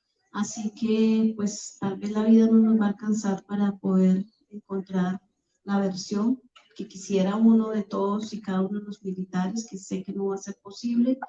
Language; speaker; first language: Spanish; native; Spanish